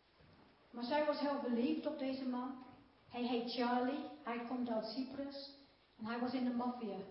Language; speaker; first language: Dutch; non-native, fluent; English